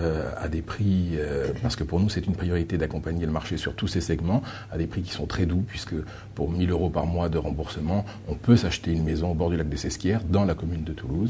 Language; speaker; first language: French; native; French